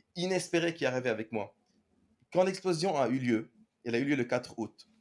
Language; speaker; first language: French; non-native, local second language; Arabic